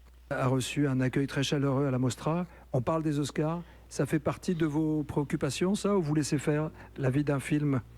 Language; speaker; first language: French; native; French